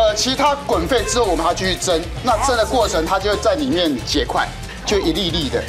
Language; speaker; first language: Chinese; native; Chinese